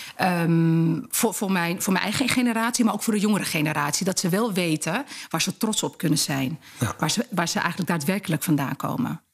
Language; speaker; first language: Dutch; early bilingual, other home language; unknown